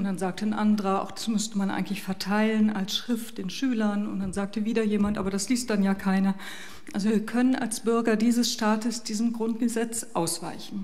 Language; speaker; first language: German; native; German